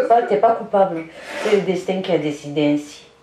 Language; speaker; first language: French; native; French